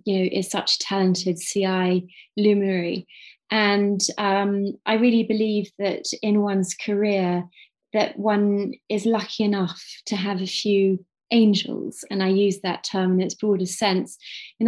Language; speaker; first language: English; native; English